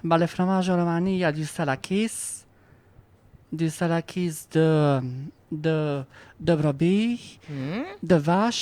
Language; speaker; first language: French; non-native, fluent; Romanian